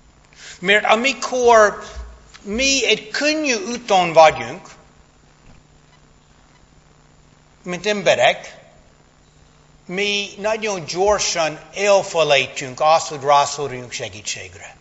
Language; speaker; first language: Hungarian; non-native, fluent; English